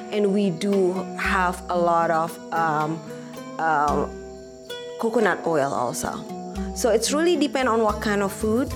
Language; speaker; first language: English; non-native, fluent; Indonesian